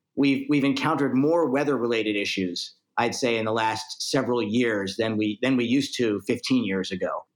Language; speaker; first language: English; native; English